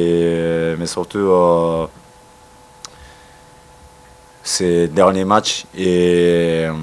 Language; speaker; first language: French; non-native, learner; Japanese